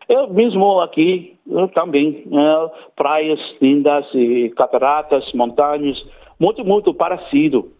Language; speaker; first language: Portuguese; non-native, learner; English